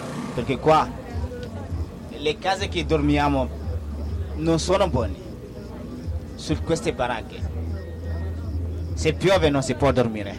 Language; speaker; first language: Italian; non-native, learner; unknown